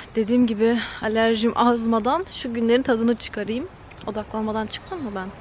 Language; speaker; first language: Turkish; early bilingual, heritage; Turkish